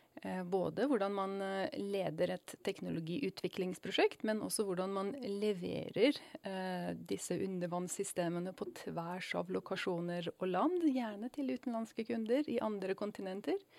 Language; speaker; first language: Norwegian; non-native, fluent; Persian